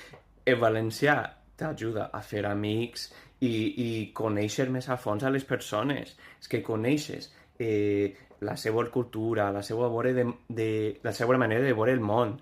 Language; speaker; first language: Catalan; non-native, fluent; English